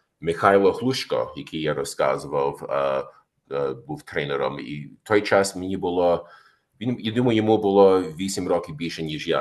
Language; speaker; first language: Ukrainian; early bilingual, heritage; Ukrainian